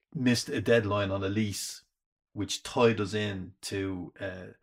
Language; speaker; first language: English; native; English